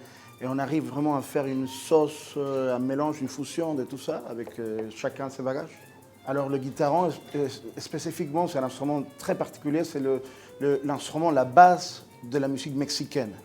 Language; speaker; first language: French; non-native, fluent; Spanish